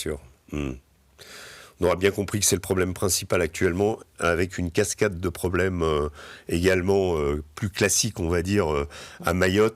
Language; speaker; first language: French; native; French